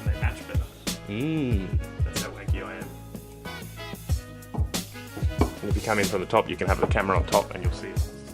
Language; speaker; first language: English; native; English